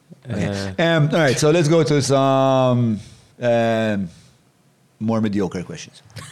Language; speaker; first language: English; non-native, local second language; Maltese